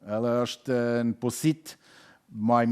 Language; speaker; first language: Albanian; non-native, learner; German